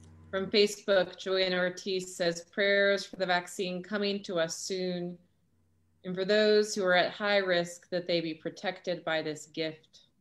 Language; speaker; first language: English; native; English